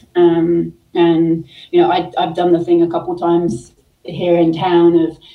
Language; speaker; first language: English; native; English